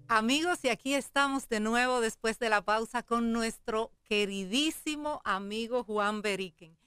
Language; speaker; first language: Spanish; native; Spanish